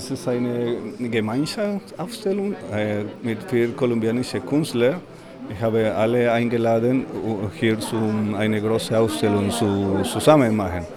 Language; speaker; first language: German; non-native, learner; Spanish